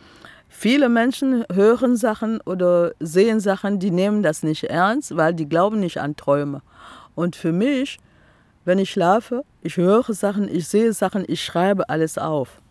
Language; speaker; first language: German; non-native, fluent; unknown